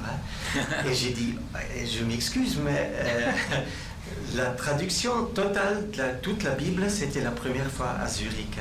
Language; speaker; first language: French; non-native, local second language; German